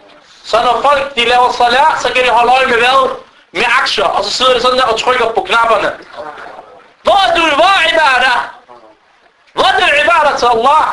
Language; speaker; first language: Danish; non-native, fluent; Arabic